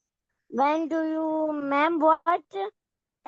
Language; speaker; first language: English; non-native, learner; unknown